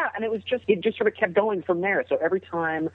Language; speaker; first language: English; native; English